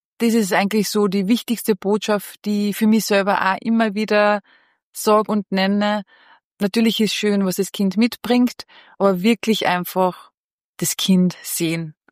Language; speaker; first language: German; early bilingual, other home language; Bosnian